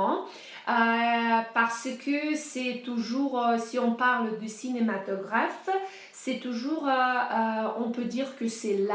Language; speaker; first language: French; non-native, fluent; Russian